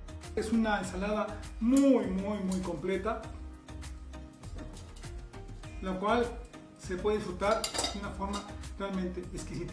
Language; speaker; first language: Spanish; native; Spanish